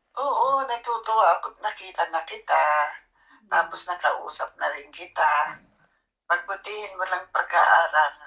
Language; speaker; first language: Filipino; native; Filipino